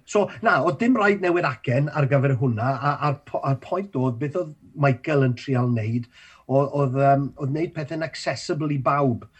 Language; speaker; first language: Welsh; native; Welsh